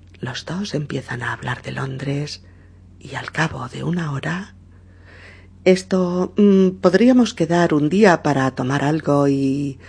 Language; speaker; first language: Spanish; native; Spanish